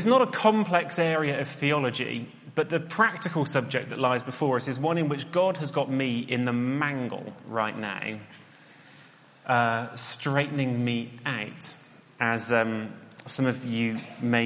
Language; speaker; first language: English; native; English